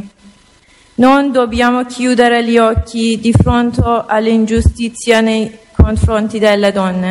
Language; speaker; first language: Italian; non-native, learner; Persian